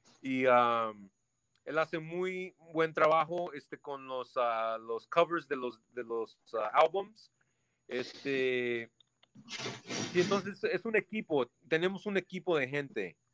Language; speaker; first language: Spanish; early bilingual, heritage; Spanish